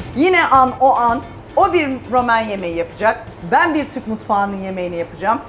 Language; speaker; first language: Turkish; native; Turkish